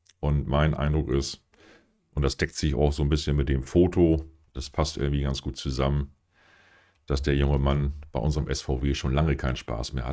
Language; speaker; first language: German; native; German